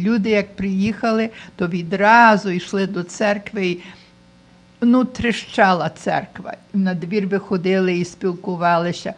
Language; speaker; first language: Ukrainian; early bilingual, heritage; Ukrainian